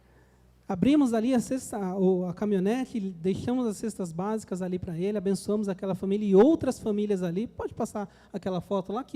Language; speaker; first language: Portuguese; native; Portuguese